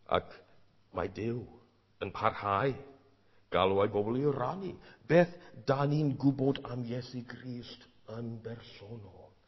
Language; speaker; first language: Welsh; non-native, fluent; English